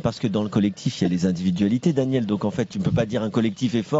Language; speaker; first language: French; native; French